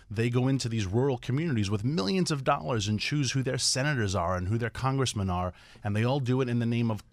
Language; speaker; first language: English; native; English